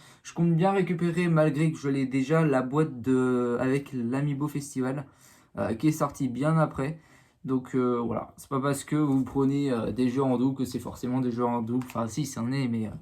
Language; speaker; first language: French; native; French